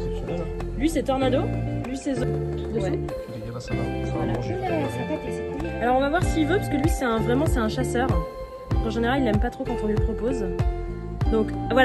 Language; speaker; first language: French; native; French